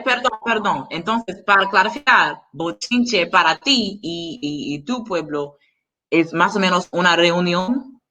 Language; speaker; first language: Spanish; non-native, learner; English